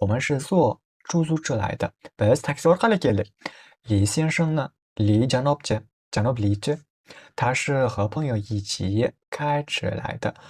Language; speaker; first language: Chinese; non-native, fluent; Uzbek